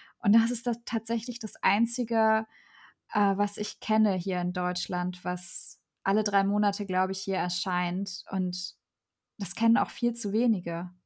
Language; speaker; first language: German; native; German